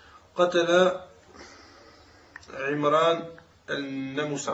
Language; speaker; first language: Arabic; non-native, learner; French